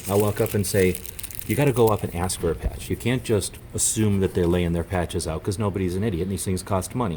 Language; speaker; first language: English; native; English